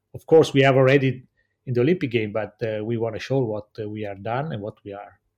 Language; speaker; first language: English; non-native, learner; Italian